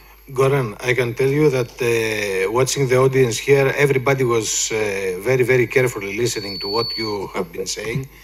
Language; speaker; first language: English; non-native, fluent; Greek